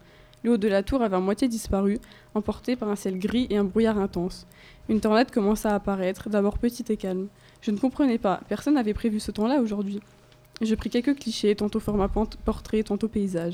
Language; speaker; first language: French; native; French